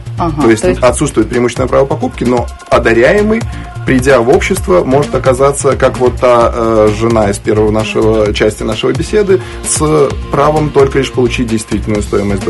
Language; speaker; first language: Russian; native; Russian